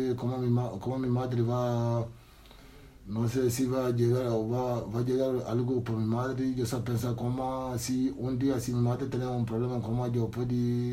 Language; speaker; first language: Spanish; non-native, learner; Wolof